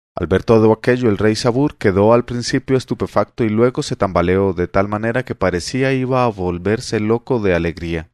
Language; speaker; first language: Spanish; native; Spanish